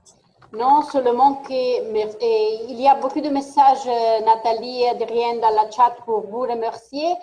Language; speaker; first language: French; non-native, fluent; Italian